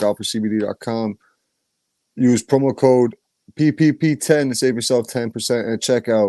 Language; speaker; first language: English; native; English